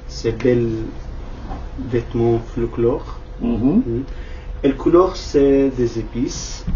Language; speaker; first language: French; non-native, learner; Kurdish